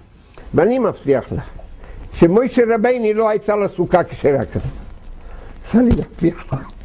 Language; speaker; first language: Hebrew; non-native, fluent; Yiddish